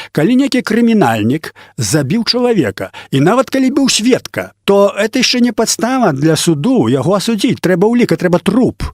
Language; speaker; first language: Belarusian; native; Belarusian